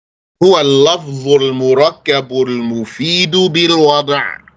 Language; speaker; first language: Arabic; non-native, fluent; English